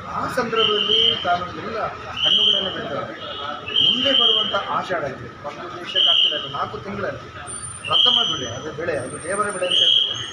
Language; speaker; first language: Kannada; non-native, local second language; Tulu